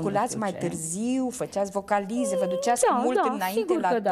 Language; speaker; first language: Romanian; native; Romanian